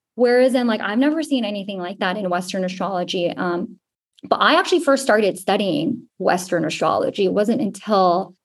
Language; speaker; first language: English; native; English